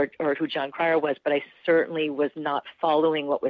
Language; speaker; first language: English; native; English